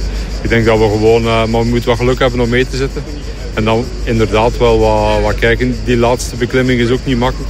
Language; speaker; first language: Dutch; native; Dutch